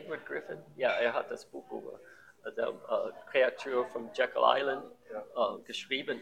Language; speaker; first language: German; non-native, learner; English